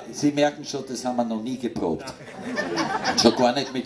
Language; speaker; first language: German; native; German